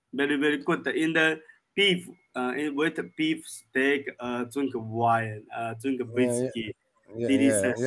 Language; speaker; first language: English; non-native, learner; Chinese